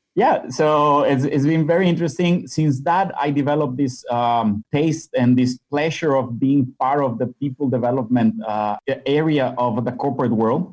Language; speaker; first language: English; non-native, fluent; Spanish